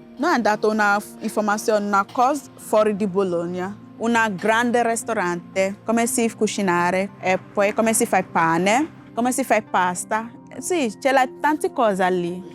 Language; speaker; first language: Italian; non-native, learner; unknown